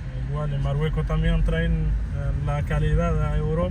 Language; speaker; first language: Spanish; non-native, fluent; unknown